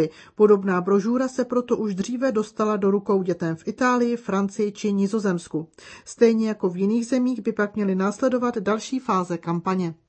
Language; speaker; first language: Czech; native; Czech